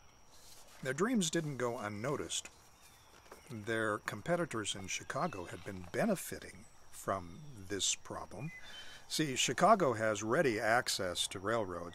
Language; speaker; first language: English; native; English